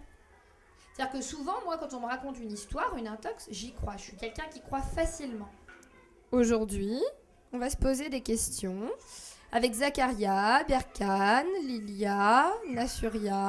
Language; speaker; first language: French; native; French